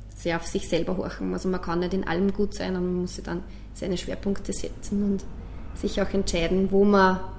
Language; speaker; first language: German; native; German